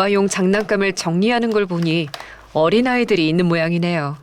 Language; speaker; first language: Korean; native; Korean